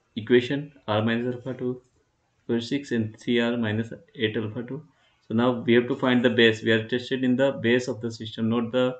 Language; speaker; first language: English; non-native, local second language; Hindi